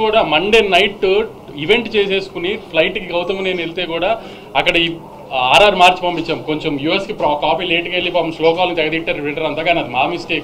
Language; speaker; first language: Telugu; native; Telugu